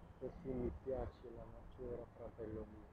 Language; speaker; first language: Italian; non-native, learner; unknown